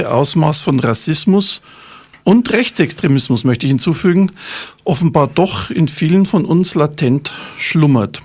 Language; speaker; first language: German; native; German